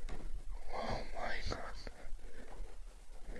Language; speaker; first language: English; non-native, learner; Croatian